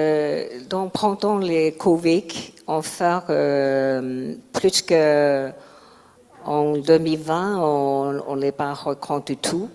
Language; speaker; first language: French; non-native, learner; Chinese